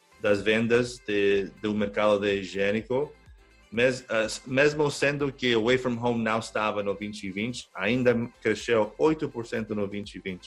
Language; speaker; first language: Portuguese; non-native, fluent; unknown